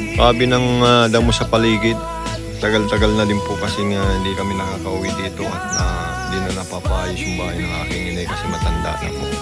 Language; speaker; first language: Filipino; non-native, local second language; Bikol